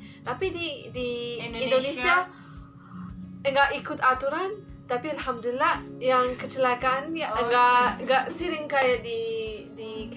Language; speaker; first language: Indonesian; non-native, fluent; English